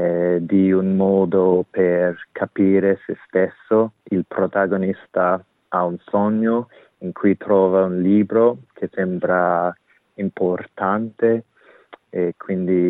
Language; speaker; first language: Italian; non-native, fluent; English